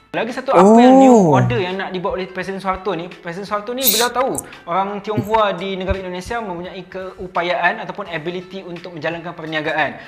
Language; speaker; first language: Malay; native; Malay